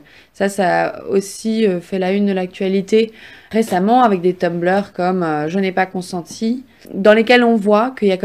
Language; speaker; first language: French; native; French